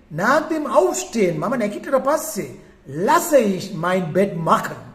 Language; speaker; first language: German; non-native, fluent; Sinhala